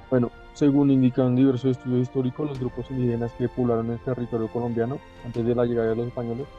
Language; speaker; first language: Spanish; native; Spanish